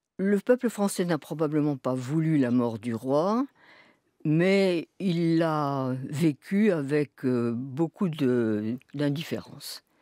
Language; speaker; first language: French; native; French